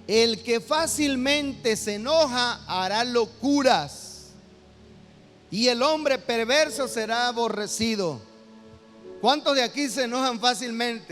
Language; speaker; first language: Spanish; native; Spanish